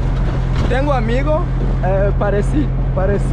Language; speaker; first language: Spanish; non-native, learner; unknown